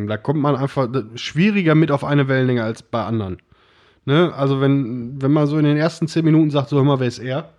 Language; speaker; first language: German; native; German